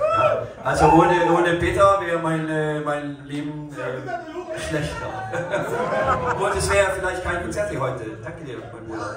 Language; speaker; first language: German; non-native, fluent; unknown